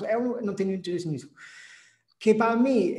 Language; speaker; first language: Portuguese; non-native, fluent; English